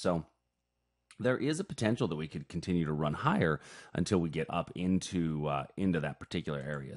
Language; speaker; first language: English; native; English